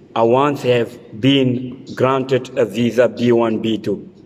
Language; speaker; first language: English; non-native, fluent; French